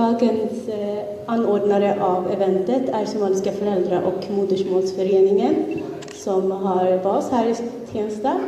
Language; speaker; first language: Swedish; early bilingual, other home language; Somali